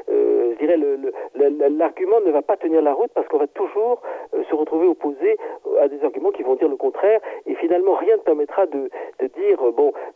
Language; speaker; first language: French; native; French